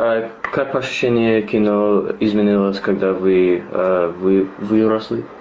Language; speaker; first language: Russian; non-native, learner; English